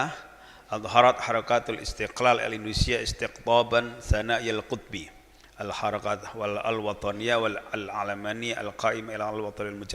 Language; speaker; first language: Arabic; non-native, fluent; Javanese